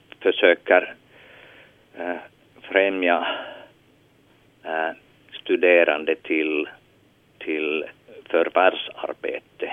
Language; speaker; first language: Swedish; non-native, local second language; Finnish